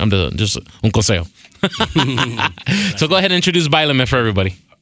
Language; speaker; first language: English; early bilingual, other home language; Spanish